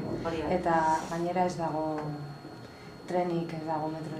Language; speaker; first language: Basque; non-native, learner; Spanish